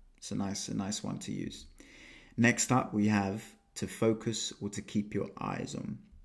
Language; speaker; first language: English; native; English